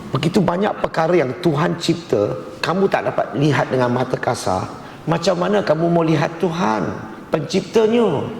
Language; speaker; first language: Malay; non-native, local second language; Chinese